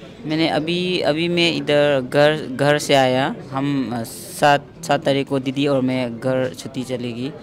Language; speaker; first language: Hindi; non-native, local second language; Manipuri